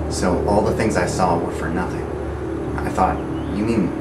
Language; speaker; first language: English; native; English